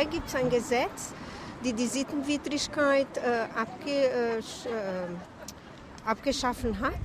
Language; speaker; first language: German; non-native, fluent; Portuguese